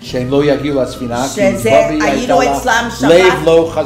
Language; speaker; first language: Hebrew; non-native, fluent; English